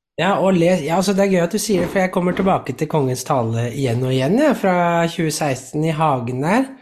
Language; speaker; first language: Norwegian; native; Norwegian